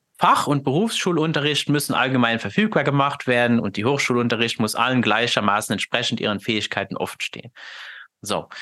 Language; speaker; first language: German; non-native, fluent; Luxembourgish